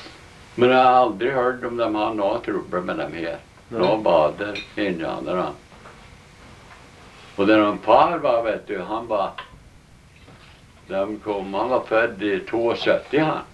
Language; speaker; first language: Norwegian; early bilingual, heritage; Norwegian